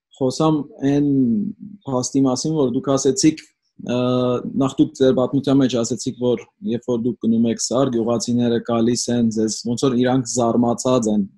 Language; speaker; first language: Armenian; early bilingual, heritage; Armenian